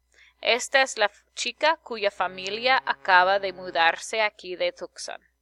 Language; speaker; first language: Spanish; non-native, fluent; English